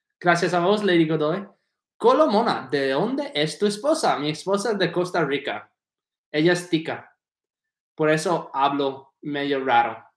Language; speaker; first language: Spanish; non-native, fluent; English